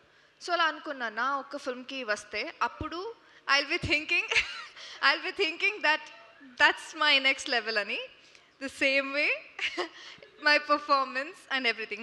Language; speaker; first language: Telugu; non-native, local second language; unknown